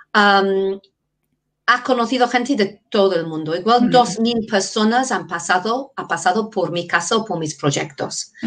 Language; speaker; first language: Spanish; non-native, fluent; English